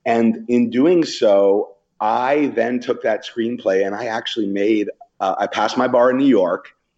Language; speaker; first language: English; native; English